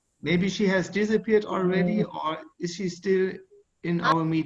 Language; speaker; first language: English; non-native, fluent; German